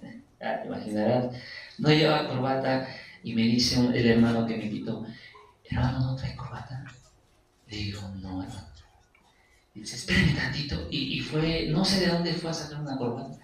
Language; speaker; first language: Spanish; native; Spanish